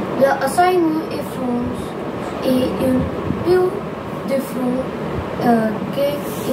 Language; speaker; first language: French; non-native, learner; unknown